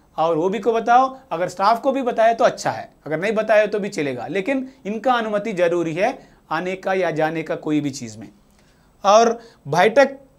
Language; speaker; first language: Hindi; non-native, local second language; Telugu